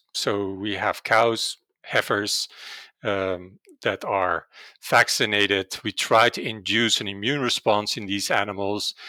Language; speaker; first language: English; non-native, fluent; Dutch